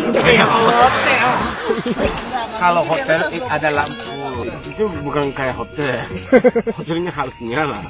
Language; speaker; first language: Indonesian; non-native, learner; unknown